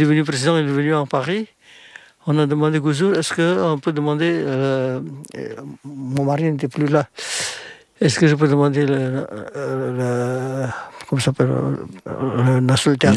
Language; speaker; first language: French; non-native, fluent; Indonesian